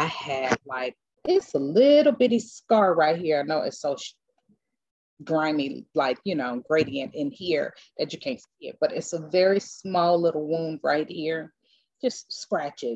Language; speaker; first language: English; native; English